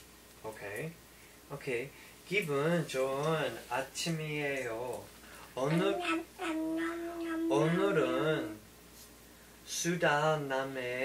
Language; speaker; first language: Korean; non-native, fluent; English